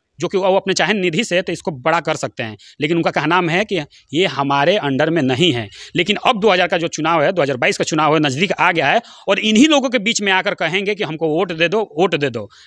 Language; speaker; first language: Hindi; native; Hindi